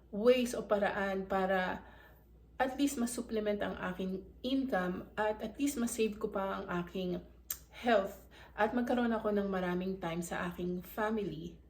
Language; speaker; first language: Filipino; native; Filipino